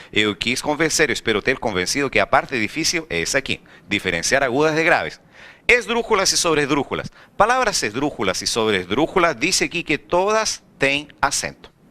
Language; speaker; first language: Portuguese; non-native, fluent; Spanish